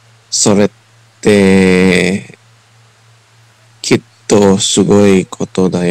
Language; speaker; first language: Japanese; non-native, learner; English